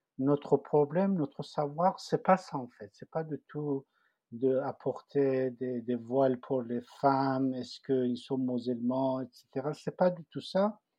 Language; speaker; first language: French; non-native, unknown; Persian